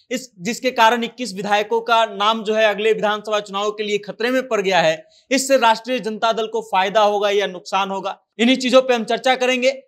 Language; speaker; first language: Hindi; native; Hindi